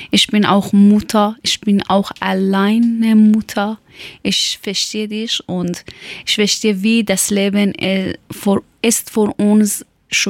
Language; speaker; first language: German; non-native, local second language; Persian